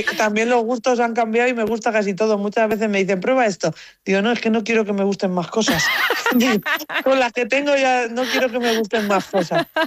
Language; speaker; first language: Spanish; native; Spanish